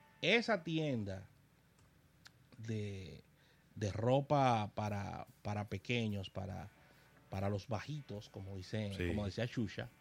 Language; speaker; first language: Spanish; native; Spanish